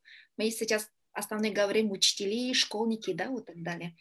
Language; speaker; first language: Russian; non-native, learner; Kyrgyz